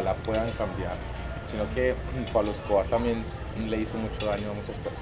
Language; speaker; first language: Spanish; native; Spanish